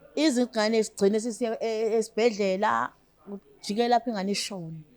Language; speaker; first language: Zulu; native; Zulu